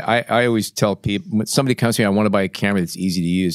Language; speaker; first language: English; native; English